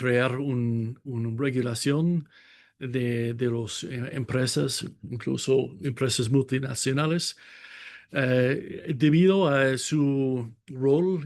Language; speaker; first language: Spanish; non-native, fluent; English